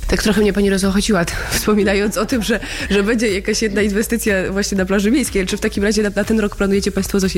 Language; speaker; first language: Polish; native; Polish